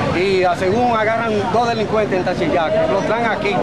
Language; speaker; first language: Spanish; native; Spanish